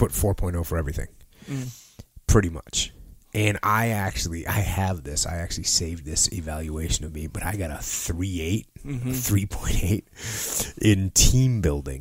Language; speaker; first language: English; native; English